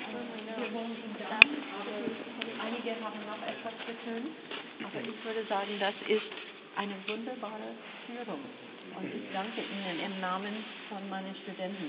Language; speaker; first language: German; non-native, fluent; English